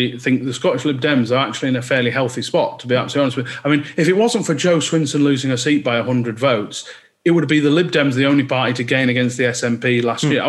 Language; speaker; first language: English; native; English